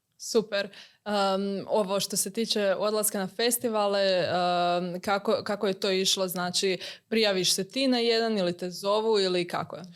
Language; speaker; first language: Croatian; native; Croatian